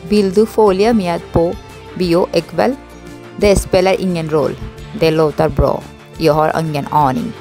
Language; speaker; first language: Swedish; non-native, fluent; Bangla